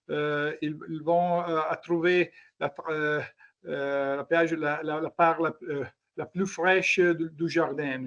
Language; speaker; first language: French; non-native, learner; Italian